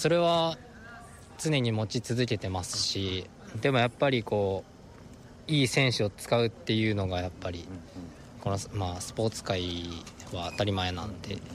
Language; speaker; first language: Japanese; native; Japanese